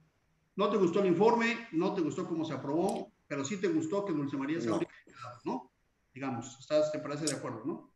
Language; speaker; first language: Spanish; native; Spanish